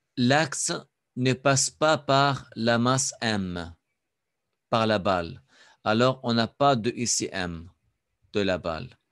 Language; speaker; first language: French; non-native, local second language; Arabic